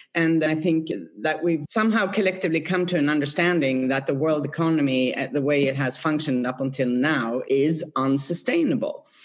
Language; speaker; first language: English; non-native, fluent; Swedish